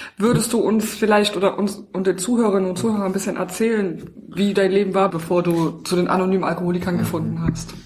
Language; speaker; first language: German; native; German